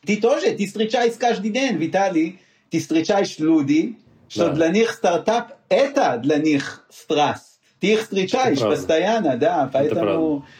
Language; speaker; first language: Russian; non-native, learner; Hebrew